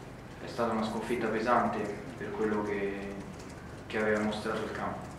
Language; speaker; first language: Italian; native; Italian